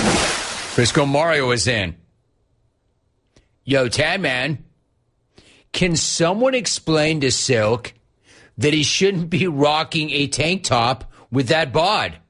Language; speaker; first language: English; native; English